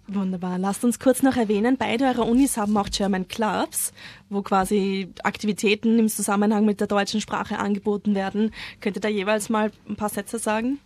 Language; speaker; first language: German; native; German